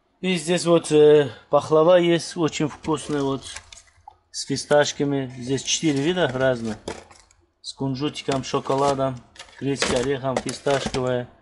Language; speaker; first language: Russian; non-native, learner; Turkish